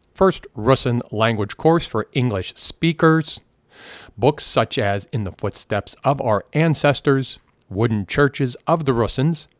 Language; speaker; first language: English; native; English